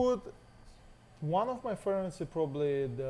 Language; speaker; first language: English; non-native, learner; Russian